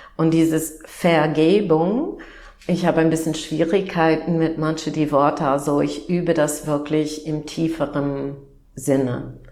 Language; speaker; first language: German; non-native, fluent; English